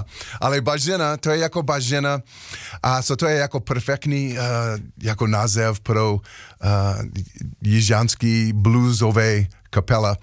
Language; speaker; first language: Czech; non-native, learner; English